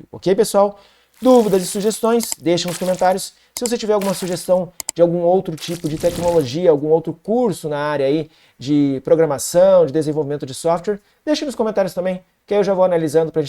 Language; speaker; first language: Portuguese; native; Portuguese